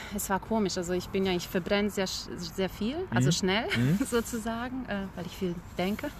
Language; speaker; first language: German; early bilingual, other home language; Bosnian